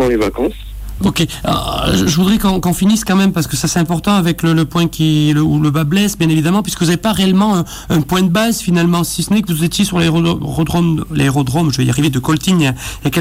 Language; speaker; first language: French; native; French